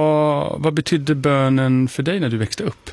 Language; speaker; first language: Swedish; native; Swedish